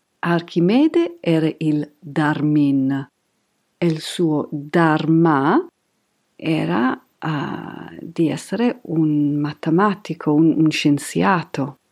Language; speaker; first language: Italian; non-native, fluent; English